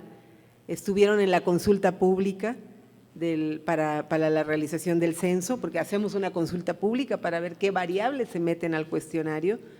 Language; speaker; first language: Spanish; native; Spanish